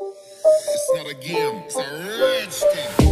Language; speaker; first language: English; non-native, learner; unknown